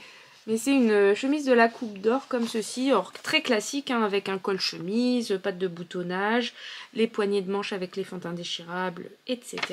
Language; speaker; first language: French; native; French